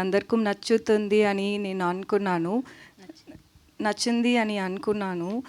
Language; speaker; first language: Telugu; non-native, learner; Tamil